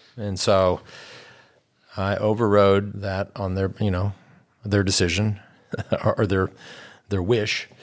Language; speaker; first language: English; native; English